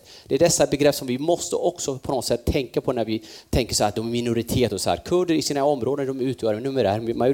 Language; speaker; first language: Swedish; non-native, fluent; Kurdish